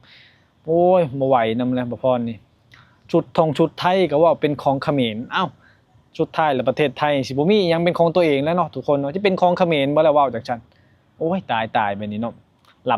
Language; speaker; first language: Thai; non-native, local second language; Lao